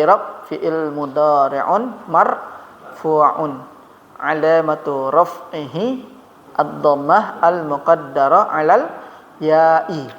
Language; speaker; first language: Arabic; non-native, fluent; Indonesian